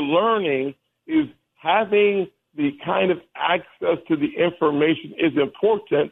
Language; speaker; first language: English; native; English